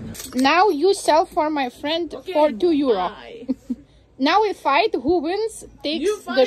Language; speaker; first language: English; non-native, fluent; Lithuanian